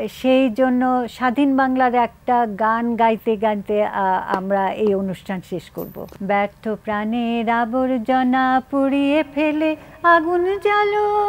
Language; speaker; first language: Bangla; native; Bangla